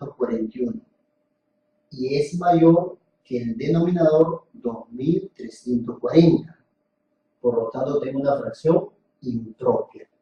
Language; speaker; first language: Spanish; native; Spanish